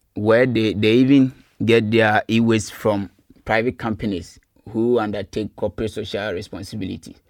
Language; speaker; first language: English; non-native, local second language; Akan